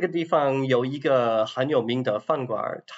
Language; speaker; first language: Chinese; non-native, fluent; English